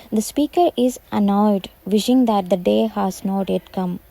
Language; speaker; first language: English; non-native, local second language; Malayalam